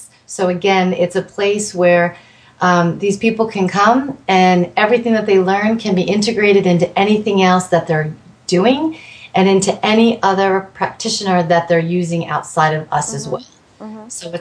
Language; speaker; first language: English; native; English